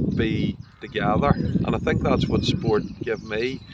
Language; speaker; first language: English; native; English